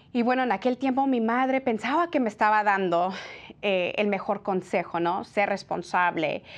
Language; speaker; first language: Spanish; early bilingual, heritage; Spanish